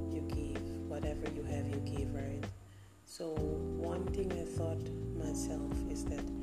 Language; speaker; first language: English; non-native, fluent; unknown